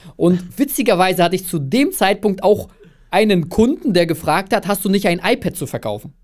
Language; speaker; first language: German; early bilingual, other home language; Russian